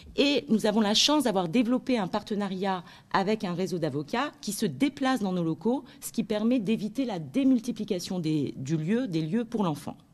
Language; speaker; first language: French; native; French